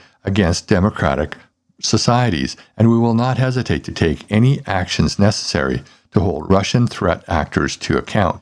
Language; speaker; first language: English; native; English